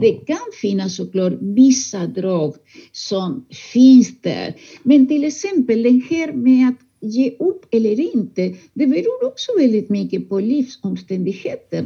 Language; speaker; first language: Swedish; non-native, fluent; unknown